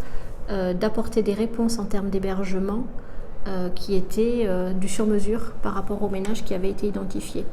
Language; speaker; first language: French; native; French